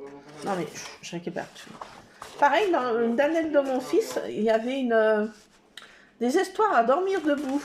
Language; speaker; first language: French; native; French